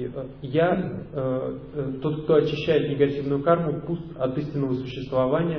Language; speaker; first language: Russian; native; Russian